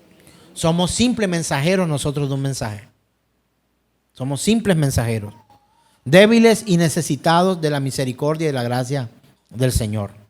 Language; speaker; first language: Spanish; native; Spanish